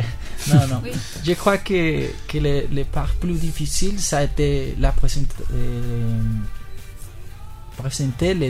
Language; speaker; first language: French; non-native, learner; Spanish